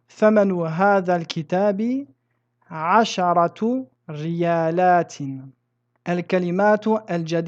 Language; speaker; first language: Arabic; non-native, fluent; French